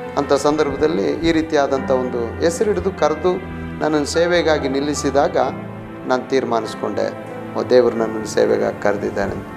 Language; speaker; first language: Kannada; native; Kannada